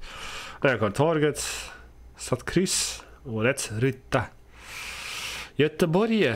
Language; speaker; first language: Swedish; non-native, learner; English